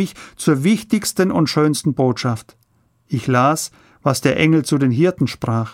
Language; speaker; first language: German; native; German